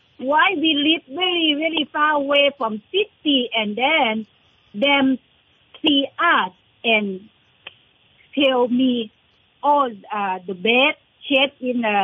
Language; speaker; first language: English; non-native, learner; Thai